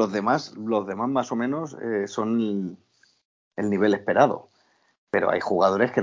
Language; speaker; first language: Spanish; native; Spanish